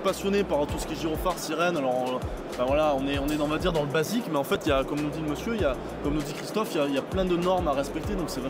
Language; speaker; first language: French; native; French